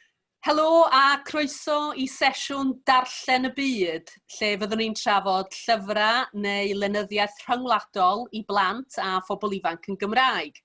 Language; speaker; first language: Welsh; native; Welsh